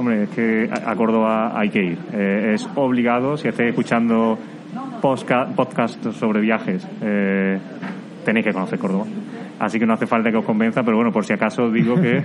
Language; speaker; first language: Spanish; native; Spanish